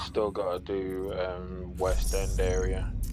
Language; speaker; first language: English; native; English